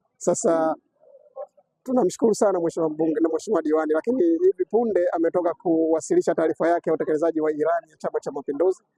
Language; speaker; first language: Swahili; native; Swahili